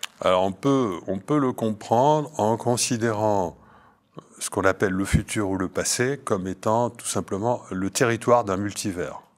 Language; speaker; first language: French; native; French